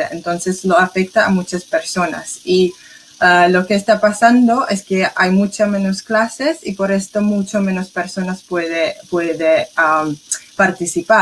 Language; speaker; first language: Spanish; non-native, fluent; English